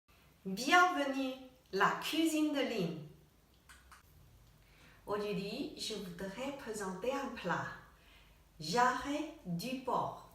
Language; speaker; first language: French; non-native, learner; Chinese